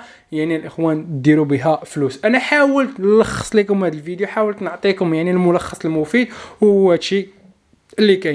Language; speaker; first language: Arabic; native; Arabic